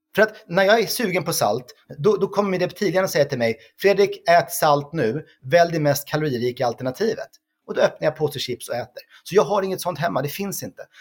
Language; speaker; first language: Swedish; native; Swedish